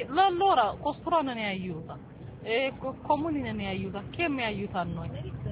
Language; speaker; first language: Italian; non-native, learner; Tigrinya